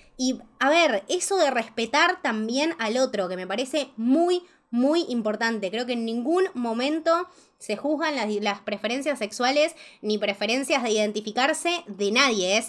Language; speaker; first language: Spanish; native; Spanish